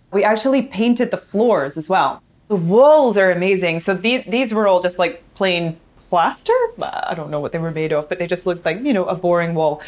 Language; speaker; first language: English; native; English